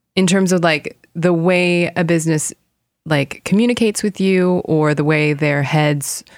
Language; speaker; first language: English; non-native, fluent; Korean